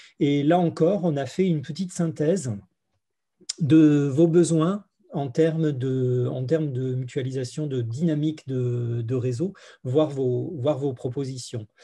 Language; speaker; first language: French; native; French